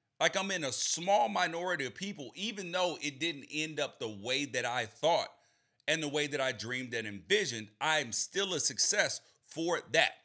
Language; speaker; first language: English; native; English